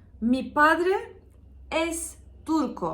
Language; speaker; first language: Spanish; non-native, fluent; Turkish